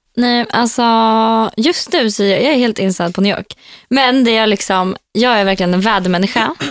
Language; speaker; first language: Swedish; native; Swedish